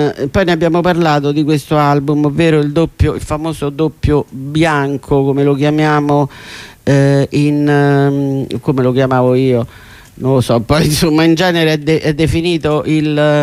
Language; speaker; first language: Italian; native; Italian